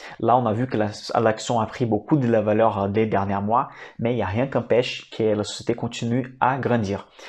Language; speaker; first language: French; non-native, fluent; Portuguese